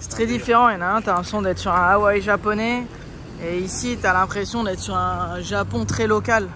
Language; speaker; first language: French; native; French